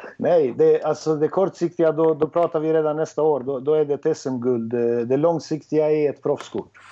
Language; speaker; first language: Swedish; early bilingual, other home language; Albanian